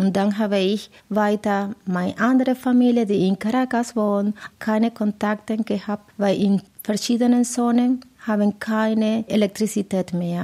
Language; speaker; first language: German; non-native, fluent; Spanish